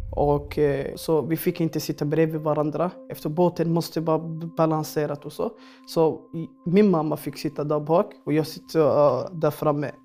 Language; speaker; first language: Swedish; early bilingual, other home language; Somali